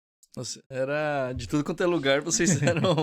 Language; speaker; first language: Portuguese; native; Portuguese